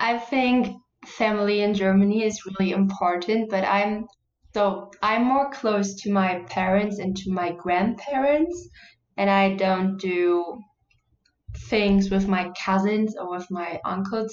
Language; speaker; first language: English; non-native, fluent; German